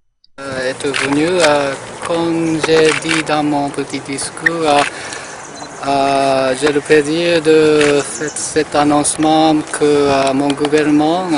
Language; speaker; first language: French; non-native, fluent; Japanese